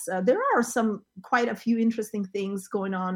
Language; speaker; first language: English; non-native, fluent; Armenian